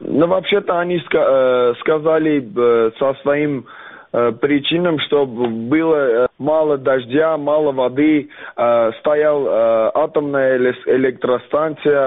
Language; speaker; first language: Russian; non-native, learner; Armenian